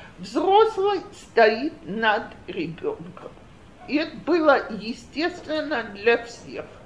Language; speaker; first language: Russian; native; Russian